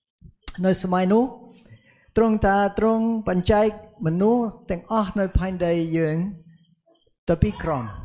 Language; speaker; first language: Khmer; non-native, fluent; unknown